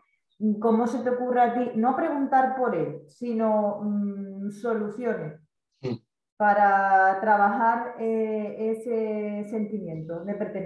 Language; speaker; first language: Spanish; native; Spanish